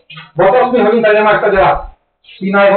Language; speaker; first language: Czech; native; Czech